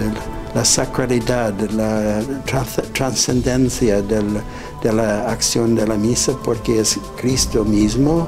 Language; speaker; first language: Spanish; non-native, fluent; English